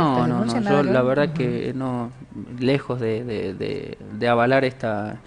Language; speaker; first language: Spanish; native; Spanish